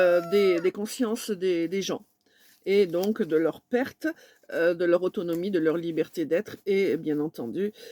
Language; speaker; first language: French; native; French